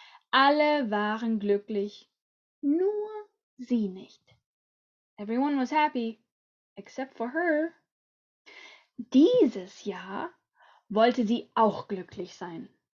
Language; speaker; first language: German; native; German